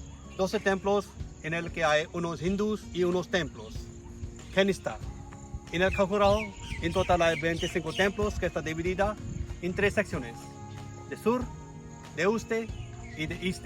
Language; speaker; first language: Spanish; non-native, learner; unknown